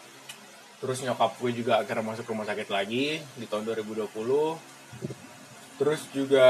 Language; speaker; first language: Indonesian; native; Indonesian